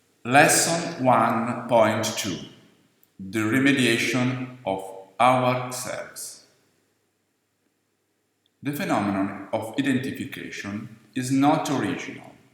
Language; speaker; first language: English; non-native, fluent; Italian